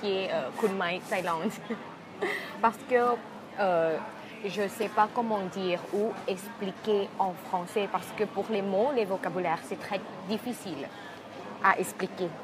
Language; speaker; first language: French; non-native, fluent; Thai